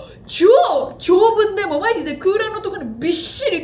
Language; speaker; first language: Japanese; native; Japanese